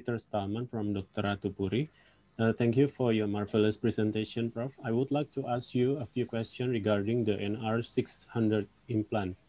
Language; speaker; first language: English; non-native, local second language; Indonesian